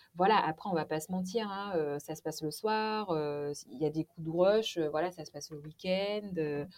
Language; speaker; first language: French; native; French